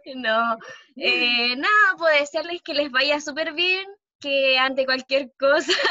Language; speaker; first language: Spanish; native; Spanish